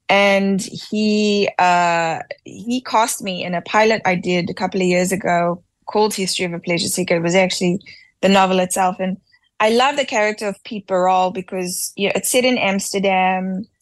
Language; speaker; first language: English; native; English